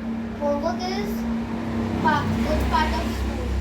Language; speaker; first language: English; non-native, learner; Hindi